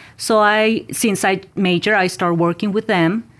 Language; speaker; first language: English; non-native, fluent; Spanish